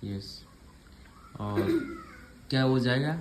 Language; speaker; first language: Hindi; native; Hindi